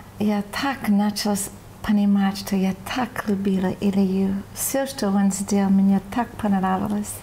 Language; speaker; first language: Russian; non-native, fluent; English